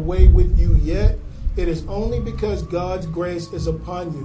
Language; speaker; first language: English; native; English